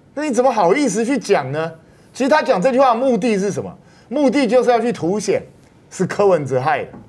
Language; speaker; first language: Chinese; native; Chinese